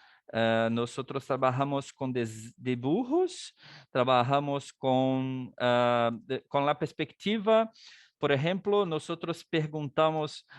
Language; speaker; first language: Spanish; non-native, learner; Portuguese